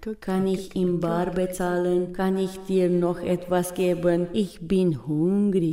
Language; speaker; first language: German; non-native, fluent; Romanian